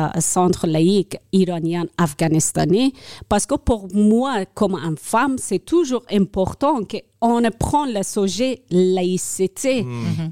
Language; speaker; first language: French; non-native, learner; Persian